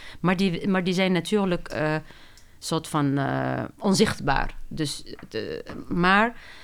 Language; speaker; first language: Dutch; non-native, fluent; Arabic